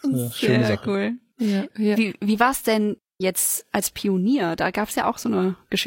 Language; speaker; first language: German; native; German